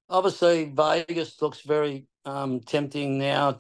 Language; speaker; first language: English; native; English